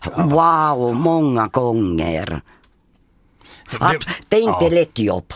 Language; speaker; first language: Swedish; non-native, fluent; Finnish